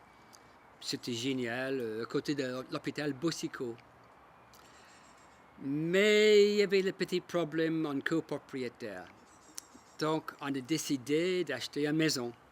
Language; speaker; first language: French; non-native, fluent; English